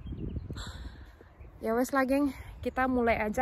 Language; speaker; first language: Indonesian; native; Indonesian